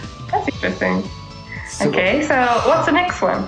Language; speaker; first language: English; non-native, fluent; Japanese